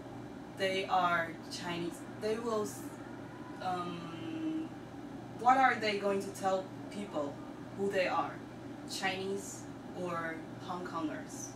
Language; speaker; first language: English; non-native, learner; Chinese